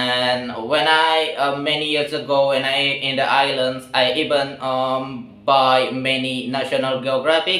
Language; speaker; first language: English; non-native, learner; Indonesian